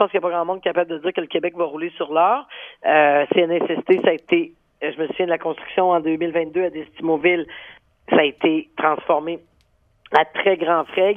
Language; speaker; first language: French; native; French